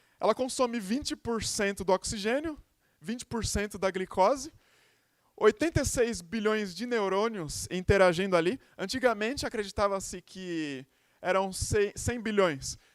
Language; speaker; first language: Portuguese; native; Portuguese